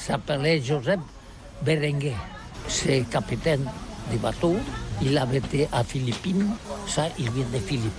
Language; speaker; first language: French; non-native, learner; Catalan